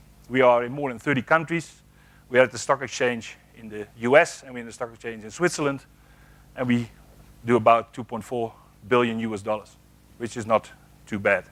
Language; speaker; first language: English; non-native, fluent; Dutch